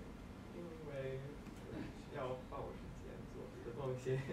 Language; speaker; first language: Chinese; non-native, learner; English